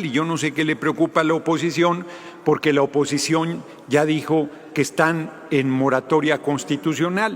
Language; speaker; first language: Spanish; native; Spanish